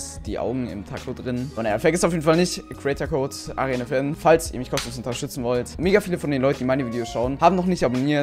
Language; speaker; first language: German; native; German